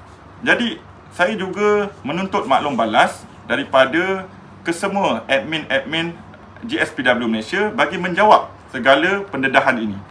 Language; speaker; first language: Malay; native; Malay